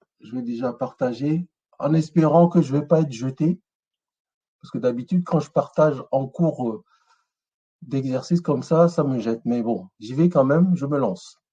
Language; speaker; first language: French; non-native, local second language; Ewe